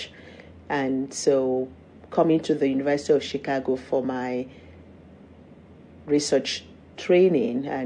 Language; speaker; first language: English; non-native, local second language; Yoruba